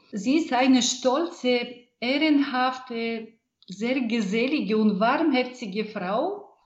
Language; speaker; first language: German; non-native, fluent; Bulgarian